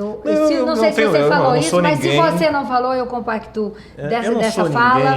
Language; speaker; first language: Portuguese; native; Portuguese